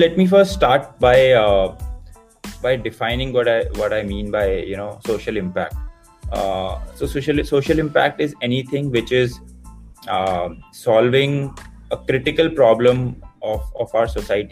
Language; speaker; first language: English; non-native, local second language; Hindi